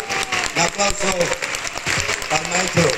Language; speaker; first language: Spanish; native; Spanish